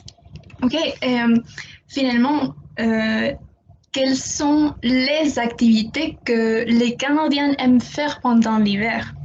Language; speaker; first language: French; non-native, fluent; Spanish